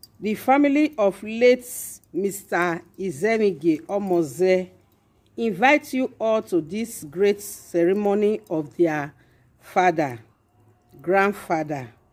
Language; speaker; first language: Nigerian Pidgin; non-native, local second language; Bini